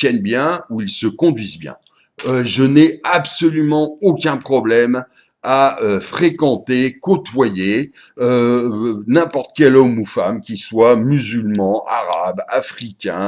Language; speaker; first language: French; native; French